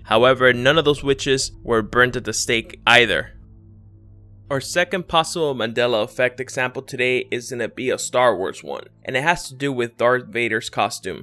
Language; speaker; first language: English; native; English